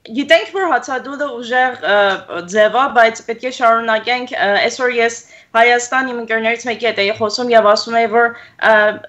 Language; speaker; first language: Armenian; early bilingual, heritage; Armenian